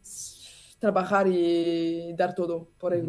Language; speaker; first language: Spanish; non-native, learner; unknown